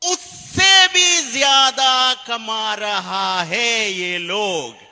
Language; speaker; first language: Hindi; non-native, fluent; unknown